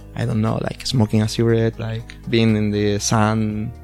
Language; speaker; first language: English; non-native, learner; Spanish